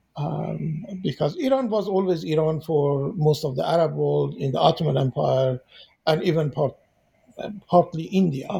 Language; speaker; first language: English; non-native, fluent; Persian